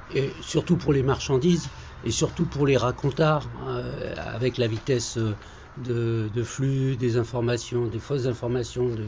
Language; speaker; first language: French; native; French